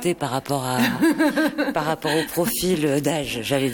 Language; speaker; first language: French; native; French